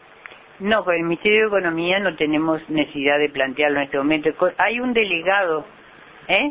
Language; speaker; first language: Spanish; native; Spanish